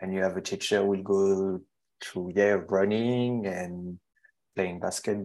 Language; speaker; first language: English; non-native, learner; French